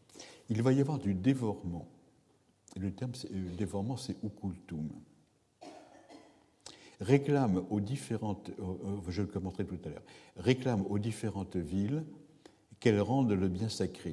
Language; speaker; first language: French; native; French